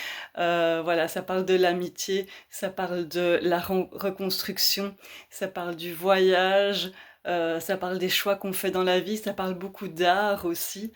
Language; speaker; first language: French; native; French